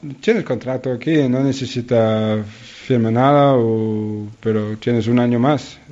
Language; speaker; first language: Spanish; non-native, learner; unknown